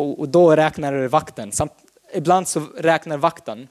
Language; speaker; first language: Swedish; non-native, fluent; Arabic